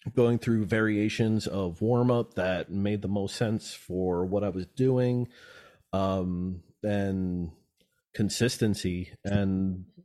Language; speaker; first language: English; native; English